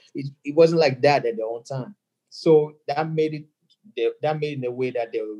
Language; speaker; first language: English; non-native, local second language; Yoruba